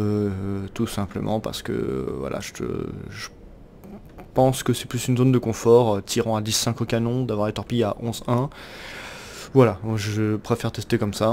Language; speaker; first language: French; native; French